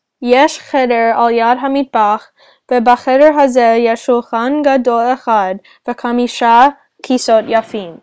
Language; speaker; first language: Hebrew; non-native, learner; English